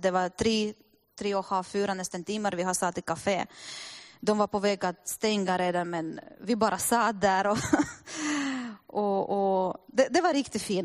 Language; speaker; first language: Swedish; non-native, fluent; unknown